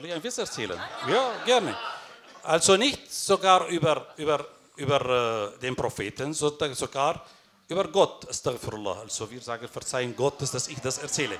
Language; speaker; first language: German; non-native, fluent; Arabic